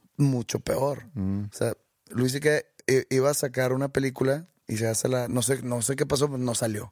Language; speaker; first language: Spanish; native; Spanish